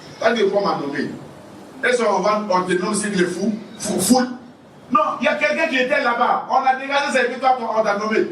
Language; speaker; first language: French; non-native, local second language; Wolof